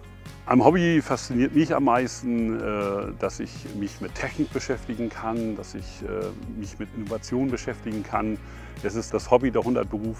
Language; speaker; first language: German; native; German